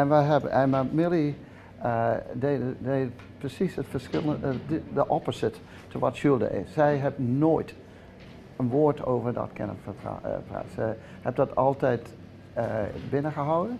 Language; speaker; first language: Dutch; early bilingual, heritage; Dutch